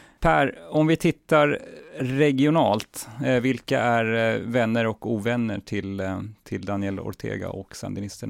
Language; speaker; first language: Swedish; native; Swedish